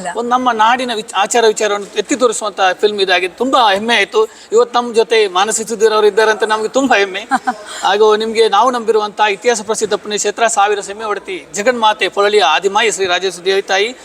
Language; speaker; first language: Kannada; non-native, local second language; Tulu